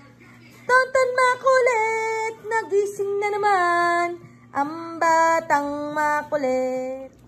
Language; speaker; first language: Filipino; native; Filipino